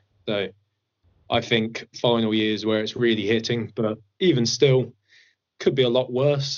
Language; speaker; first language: English; native; English